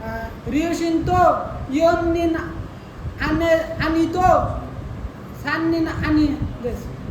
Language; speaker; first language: Japanese; non-native, learner; Bangla